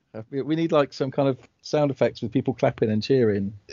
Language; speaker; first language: English; native; English